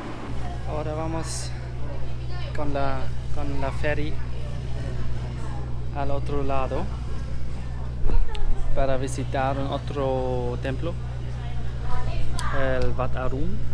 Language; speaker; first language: Spanish; non-native, learner; German